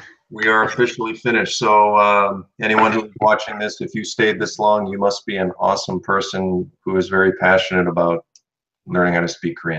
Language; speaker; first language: English; native; English